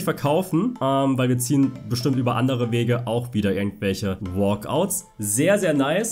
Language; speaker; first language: German; native; German